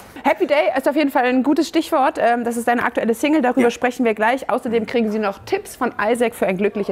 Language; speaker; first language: German; native; German